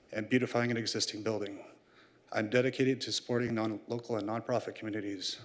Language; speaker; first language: English; native; English